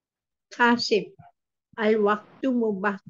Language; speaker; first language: Arabic; non-native, learner; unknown